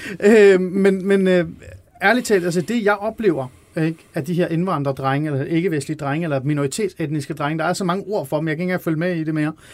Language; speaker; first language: Danish; early bilingual, other home language; Persian